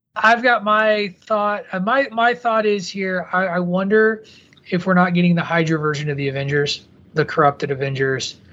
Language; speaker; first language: English; native; English